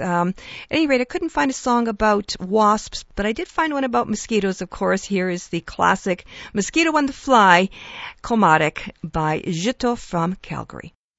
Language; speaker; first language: English; early bilingual, other home language; Ukrainian